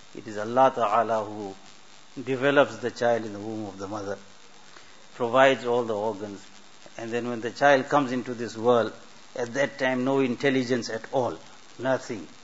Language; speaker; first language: English; native; English